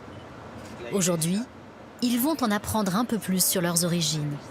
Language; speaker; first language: French; native; French